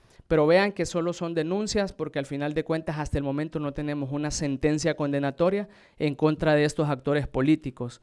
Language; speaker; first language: Spanish; native; Spanish